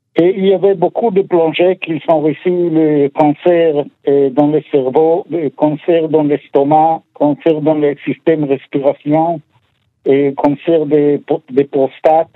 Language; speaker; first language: French; non-native, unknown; Hebrew